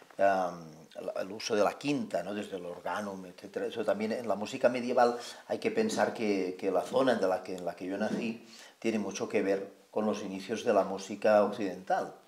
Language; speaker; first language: Spanish; non-native, local second language; Catalan